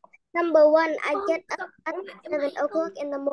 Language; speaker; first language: English; non-native, learner; Vietnamese